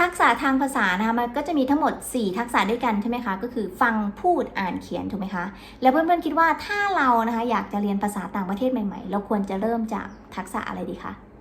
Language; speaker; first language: Thai; native; Thai